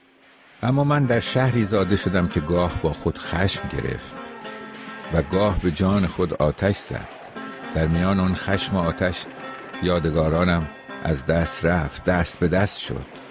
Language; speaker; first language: Persian; native; Persian